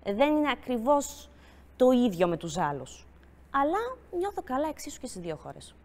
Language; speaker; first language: Greek; early bilingual, other home language; Polish